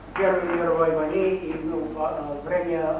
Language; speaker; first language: Russian; non-native, fluent; English